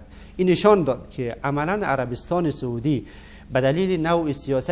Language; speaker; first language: Persian; native; Persian